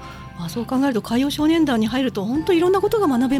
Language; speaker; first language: Japanese; native; Japanese